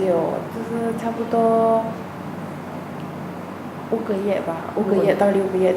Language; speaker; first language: Chinese; non-native, fluent; Indonesian